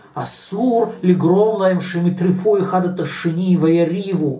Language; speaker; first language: Hebrew; non-native, fluent; Russian